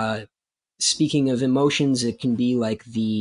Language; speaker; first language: English; native; English